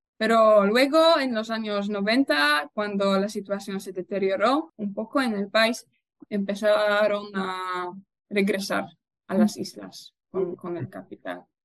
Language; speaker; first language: Spanish; non-native, fluent; Polish